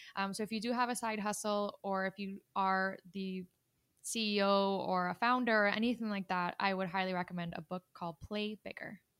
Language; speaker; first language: English; native; English